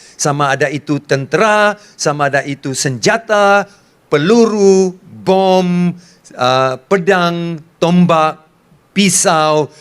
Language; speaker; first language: Malay; non-native, local second language; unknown